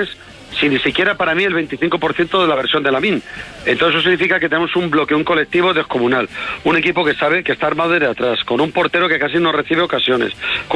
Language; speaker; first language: Spanish; native; Spanish